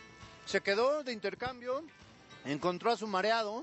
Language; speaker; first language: Spanish; native; Spanish